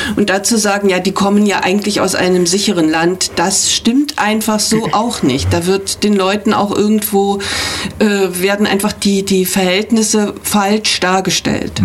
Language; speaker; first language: German; native; German